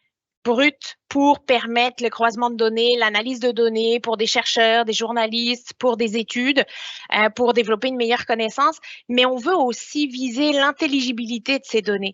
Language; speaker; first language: French; native; French